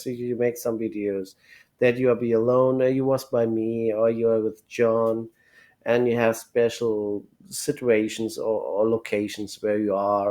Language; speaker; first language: English; non-native, learner; German